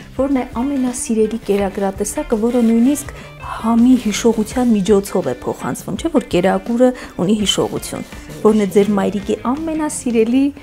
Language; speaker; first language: Armenian; native; Armenian